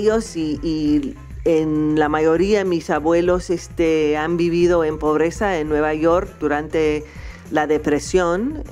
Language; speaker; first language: Spanish; non-native, fluent; English